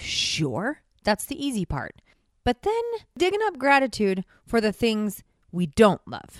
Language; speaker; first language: English; native; English